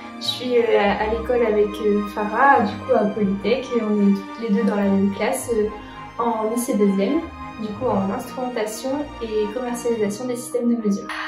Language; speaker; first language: French; native; French